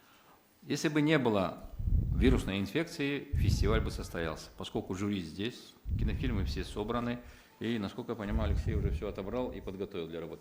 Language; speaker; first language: Russian; native; Russian